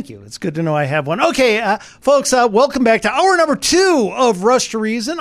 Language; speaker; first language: English; native; English